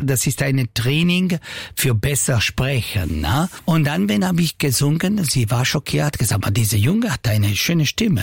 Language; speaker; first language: German; non-native, local second language; Italian